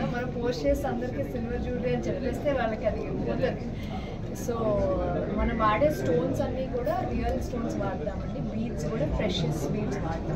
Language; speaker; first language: Telugu; native; Telugu